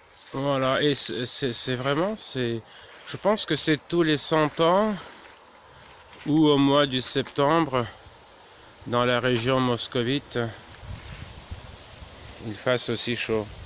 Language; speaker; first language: French; non-native, fluent; Russian